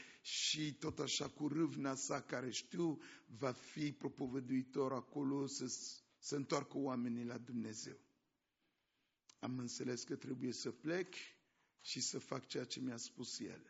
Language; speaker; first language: Romanian; non-native, fluent; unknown